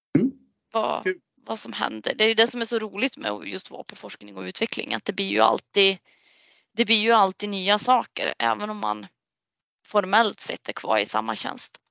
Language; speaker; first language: Swedish; native; Swedish